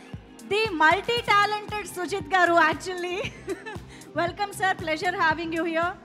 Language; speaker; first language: Telugu; native; Telugu